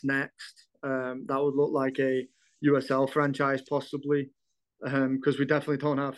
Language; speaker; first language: English; native; English